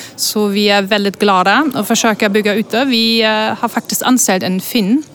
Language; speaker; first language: Swedish; non-native, fluent; German